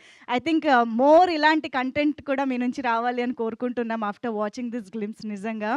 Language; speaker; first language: Telugu; native; Telugu